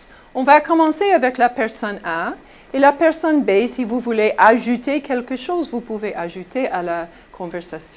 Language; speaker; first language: French; non-native, fluent; English